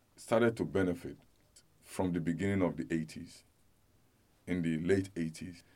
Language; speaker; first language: English; non-native, local second language; Yoruba